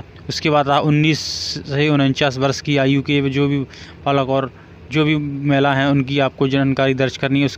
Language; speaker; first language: Hindi; native; Hindi